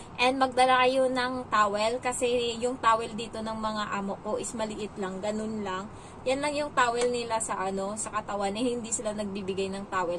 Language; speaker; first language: Filipino; non-native, local second language; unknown